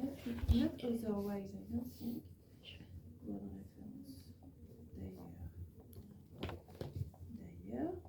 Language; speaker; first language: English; non-native, learner; French